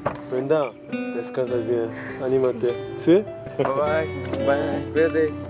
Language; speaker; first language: Spanish; non-native, learner; Korean